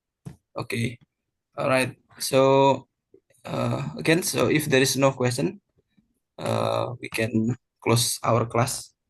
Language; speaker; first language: English; non-native, fluent; Indonesian